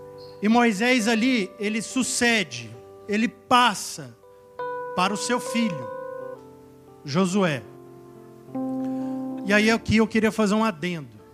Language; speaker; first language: Portuguese; native; Portuguese